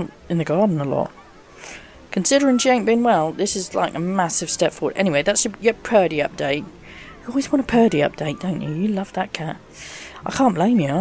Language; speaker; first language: English; native; English